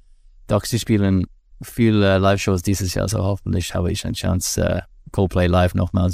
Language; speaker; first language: German; non-native, learner; English